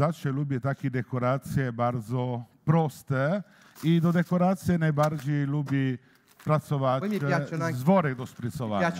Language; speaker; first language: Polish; non-native, learner; Italian